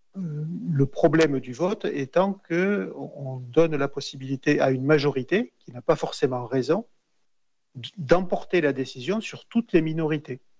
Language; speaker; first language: French; native; French